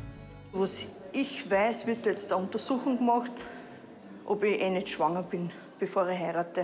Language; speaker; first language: German; native; German